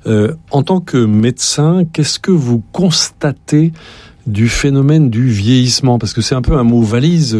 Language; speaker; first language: French; native; French